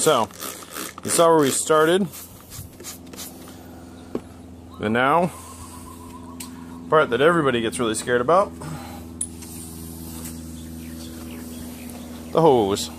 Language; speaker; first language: English; native; English